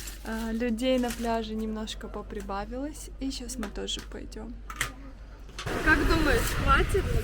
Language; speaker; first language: Russian; native; Russian